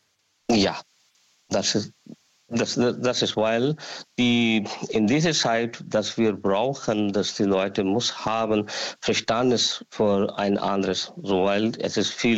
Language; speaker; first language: German; non-native, learner; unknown